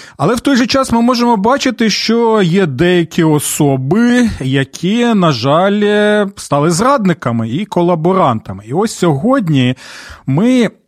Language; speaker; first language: Ukrainian; non-native, local second language; Russian